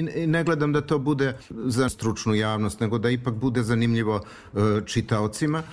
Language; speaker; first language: Serbian; native; Serbian